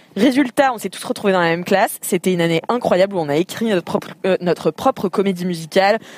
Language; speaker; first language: French; native; French